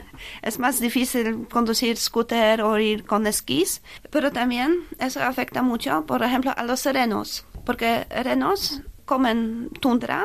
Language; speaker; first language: Spanish; non-native, fluent; Polish